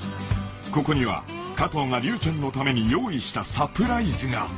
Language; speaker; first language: Japanese; native; Japanese